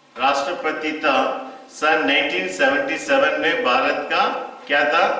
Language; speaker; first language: Hindi; non-native, local second language; Tamil